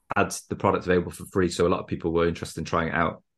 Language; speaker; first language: English; native; English